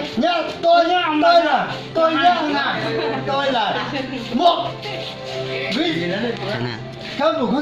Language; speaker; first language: Vietnamese; non-native, local second language; Hmong